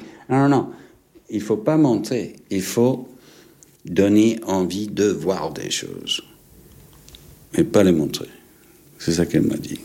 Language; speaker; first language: French; non-native, fluent; English